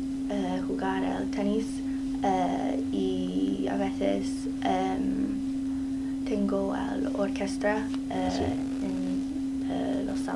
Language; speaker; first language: Spanish; non-native, learner; English